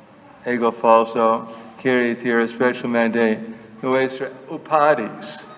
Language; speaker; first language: Spanish; non-native, fluent; English